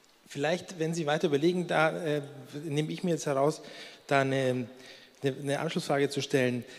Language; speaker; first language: German; native; German